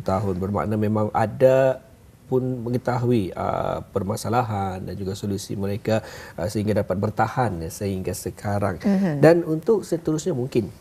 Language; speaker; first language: Malay; native; Malay